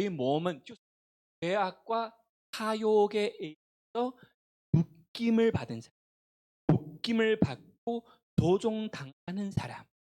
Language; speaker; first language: Korean; non-native, local second language; Chinese